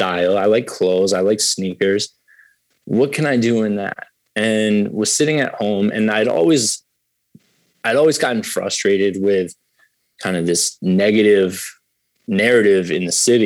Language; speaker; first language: English; native; English